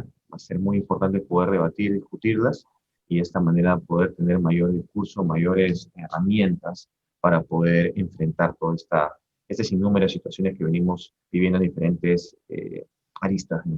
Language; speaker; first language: Spanish; native; Spanish